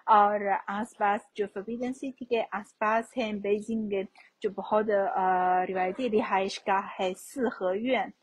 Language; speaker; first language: Urdu; non-native, fluent; Chinese